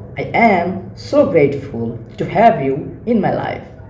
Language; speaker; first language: English; non-native, local second language; Bangla